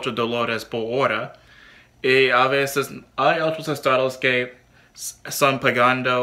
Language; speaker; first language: Spanish; non-native, learner; English